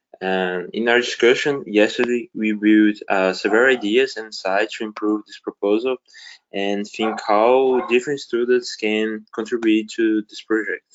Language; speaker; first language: English; non-native, fluent; Portuguese